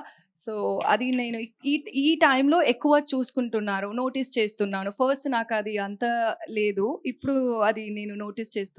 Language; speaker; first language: Telugu; non-native, learner; Tamil